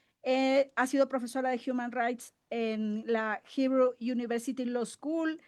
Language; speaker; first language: Spanish; native; Spanish